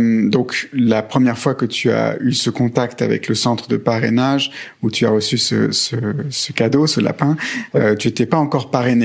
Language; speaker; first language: French; native; French